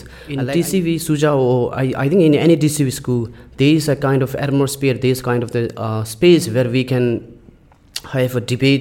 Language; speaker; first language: English; non-native, learner; Tibetan